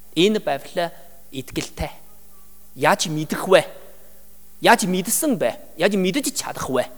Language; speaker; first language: Mongolian; non-native, learner; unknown